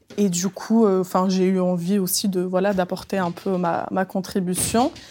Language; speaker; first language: French; early bilingual, other home language; Arabic